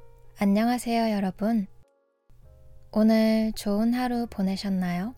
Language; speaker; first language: Korean; non-native, fluent; English